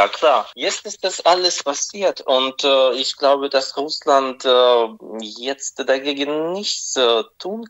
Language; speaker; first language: German; non-native, fluent; Russian